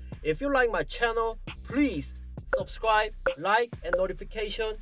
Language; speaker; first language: English; non-native, learner; Korean